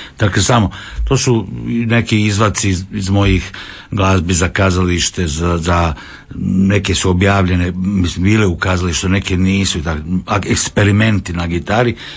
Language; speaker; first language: Croatian; native; Croatian